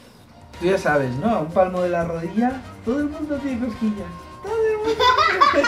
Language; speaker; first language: Spanish; native; Spanish